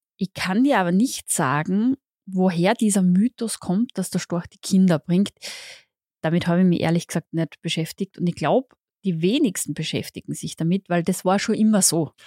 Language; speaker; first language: German; native; German